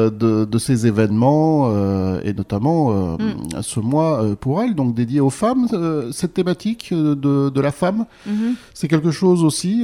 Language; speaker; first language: French; native; French